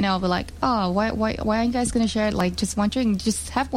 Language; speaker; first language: English; non-native, local second language; Chinese